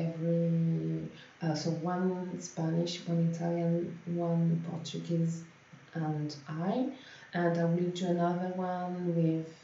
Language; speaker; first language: English; non-native, fluent; French